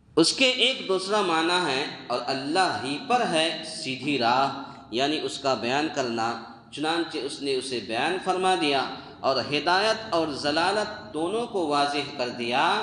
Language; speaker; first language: Urdu; native; Urdu